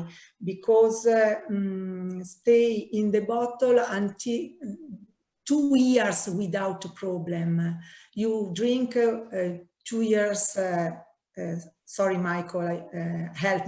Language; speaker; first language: English; non-native, learner; Italian